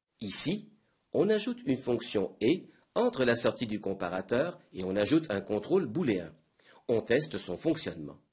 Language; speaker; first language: French; native; French